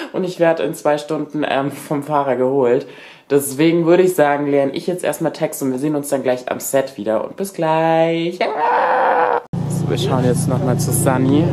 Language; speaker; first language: German; native; German